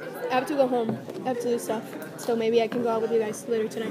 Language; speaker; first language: English; non-native, fluent; Spanish